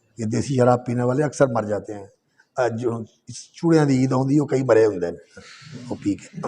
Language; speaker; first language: Urdu; non-native, local second language; Punjabi